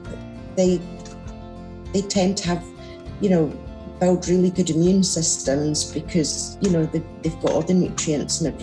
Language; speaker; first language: English; native; English